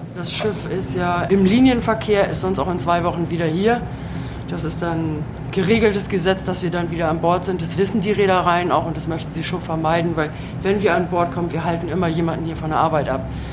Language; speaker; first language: German; native; German